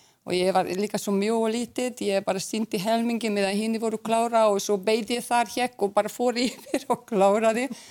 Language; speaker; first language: Icelandic; non-native, fluent; Hungarian